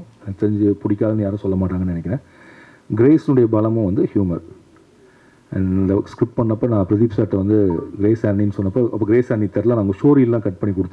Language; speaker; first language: Tamil; native; Tamil